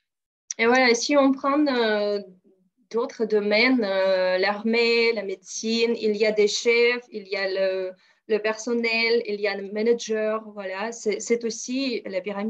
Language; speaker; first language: French; non-native, fluent; Russian